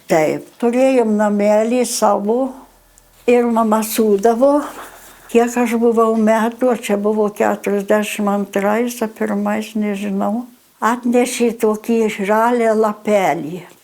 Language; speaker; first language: Lithuanian; early bilingual, other home language; German